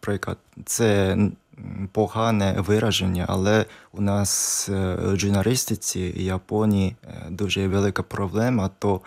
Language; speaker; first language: Ukrainian; non-native, learner; Japanese